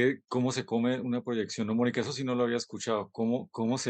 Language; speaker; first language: Spanish; native; Spanish